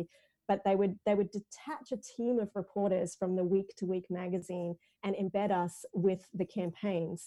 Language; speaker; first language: English; native; English